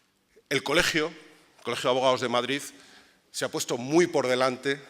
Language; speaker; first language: Spanish; native; Spanish